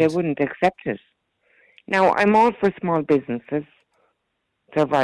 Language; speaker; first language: English; native; English